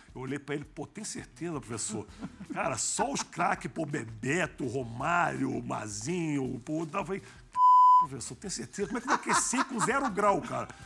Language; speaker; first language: Portuguese; native; Portuguese